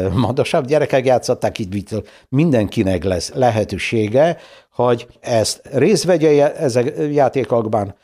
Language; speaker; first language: Hungarian; non-native, fluent; Polish